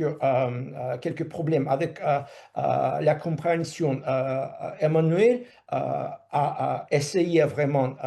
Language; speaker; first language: French; non-native, fluent; Russian